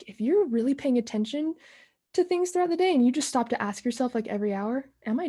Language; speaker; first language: English; native; English